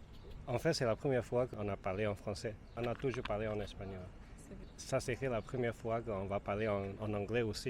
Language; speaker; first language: French; non-native, fluent; Spanish